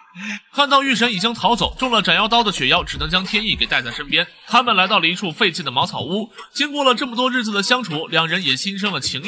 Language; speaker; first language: Chinese; native; Chinese